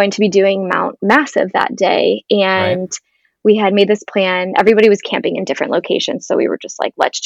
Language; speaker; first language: English; native; English